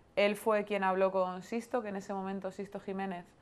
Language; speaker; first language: Spanish; native; Spanish